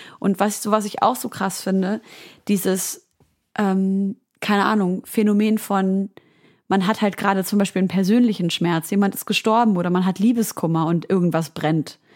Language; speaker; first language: German; native; German